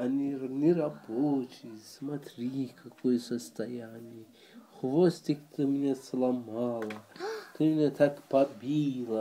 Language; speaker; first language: Russian; early bilingual, heritage; Russian